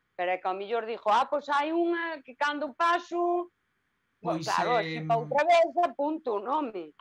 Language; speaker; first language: Galician; native; Galician